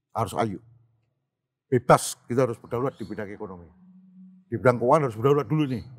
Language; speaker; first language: Indonesian; native; Indonesian